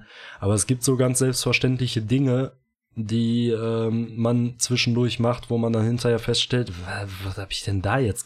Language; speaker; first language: German; native; German